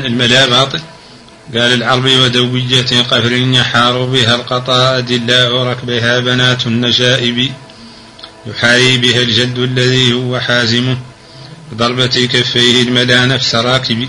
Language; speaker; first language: Arabic; native; Arabic